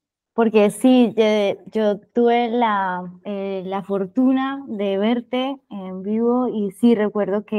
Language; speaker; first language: Spanish; native; Spanish